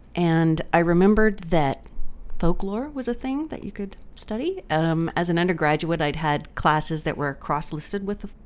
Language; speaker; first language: English; native; English